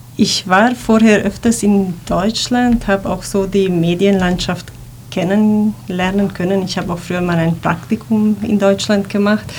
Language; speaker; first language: German; non-native, fluent; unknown